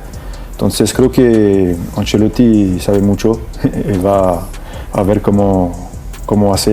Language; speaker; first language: Spanish; non-native, fluent; French